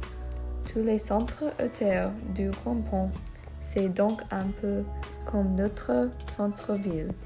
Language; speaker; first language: French; non-native, learner; English